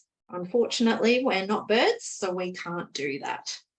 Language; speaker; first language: English; native; English